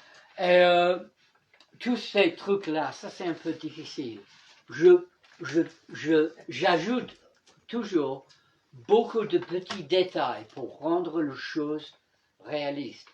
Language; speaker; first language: French; non-native, fluent; English